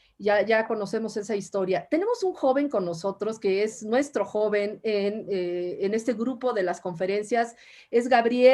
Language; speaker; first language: Spanish; native; Spanish